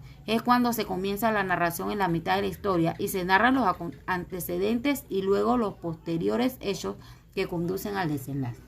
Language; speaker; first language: Spanish; native; Spanish